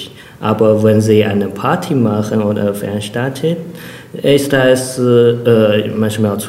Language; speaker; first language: German; non-native, learner; Chinese